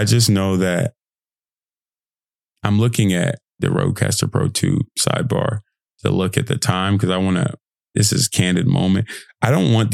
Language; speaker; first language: English; native; English